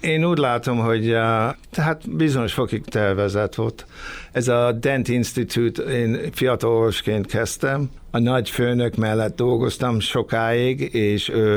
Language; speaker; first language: Hungarian; early bilingual, other home language; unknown